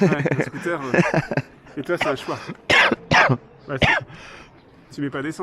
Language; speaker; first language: French; native; French